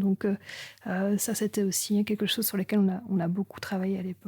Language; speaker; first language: French; native; French